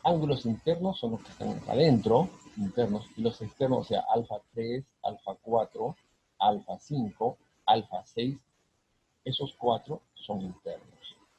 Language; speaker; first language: Spanish; native; Spanish